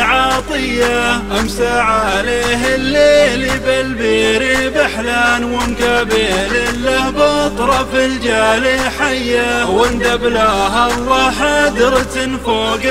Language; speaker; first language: Arabic; native; Arabic